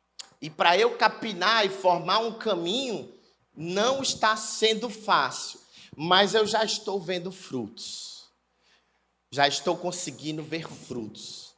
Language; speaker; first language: Portuguese; native; Portuguese